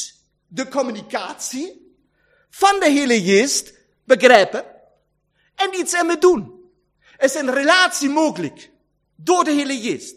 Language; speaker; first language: Dutch; non-native, fluent; German